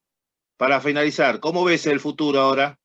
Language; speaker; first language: Spanish; native; Spanish